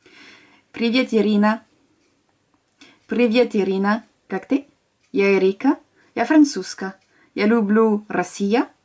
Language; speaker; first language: Russian; non-native, learner; French